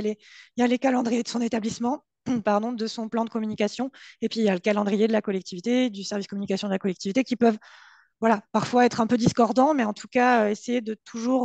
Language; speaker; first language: French; native; French